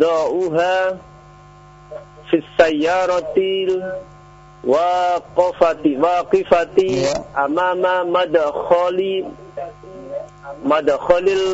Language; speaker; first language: Arabic; non-native, learner; Indonesian